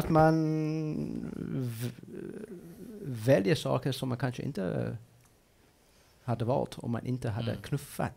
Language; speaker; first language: Swedish; non-native, fluent; English